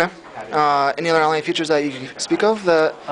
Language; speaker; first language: English; native; English